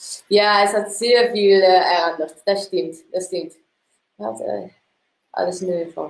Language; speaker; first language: German; non-native, learner; Dutch